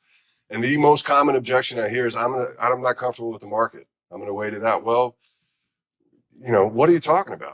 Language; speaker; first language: English; native; English